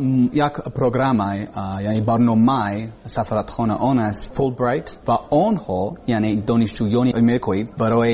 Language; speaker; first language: Persian; non-native, learner; English